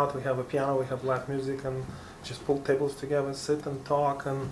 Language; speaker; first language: English; non-native, fluent; Lithuanian